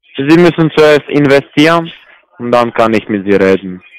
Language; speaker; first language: German; non-native, learner; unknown